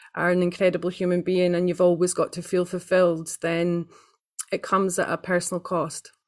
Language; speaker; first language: English; native; English